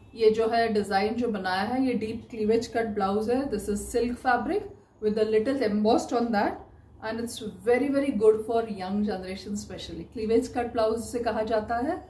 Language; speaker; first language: Hindi; non-native, local second language; Marathi